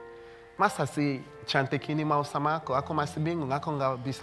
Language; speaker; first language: Indonesian; non-native, fluent; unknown